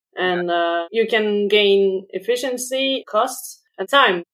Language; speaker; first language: English; non-native, fluent; French